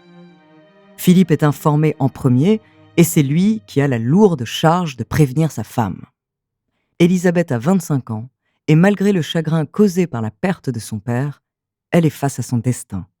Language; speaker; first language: French; native; French